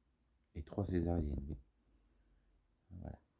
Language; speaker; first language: French; native; French